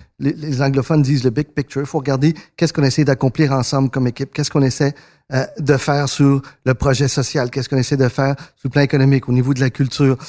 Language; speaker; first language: French; early bilingual, other home language; Spanish